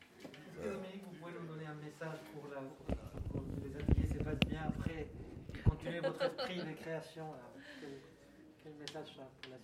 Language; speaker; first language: French; native; French